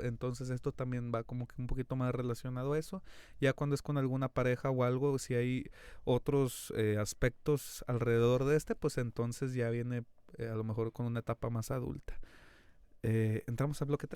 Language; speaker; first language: Spanish; native; Spanish